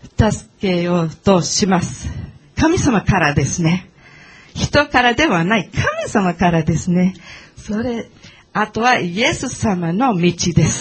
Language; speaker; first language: Japanese; non-native, learner; English